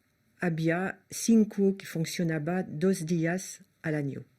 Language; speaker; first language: Spanish; non-native, fluent; French